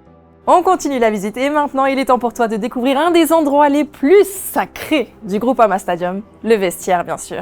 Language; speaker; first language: French; native; French